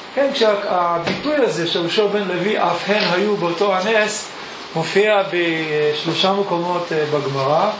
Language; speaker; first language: Hebrew; early bilingual, other home language; English